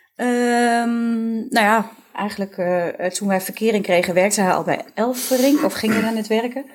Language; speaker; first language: Dutch; native; Dutch